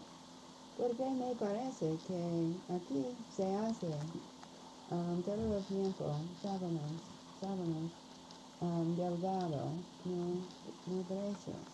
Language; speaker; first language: Spanish; non-native, learner; English